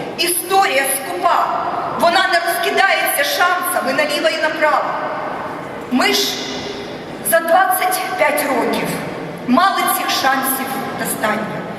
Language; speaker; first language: Ukrainian; non-native, local second language; Russian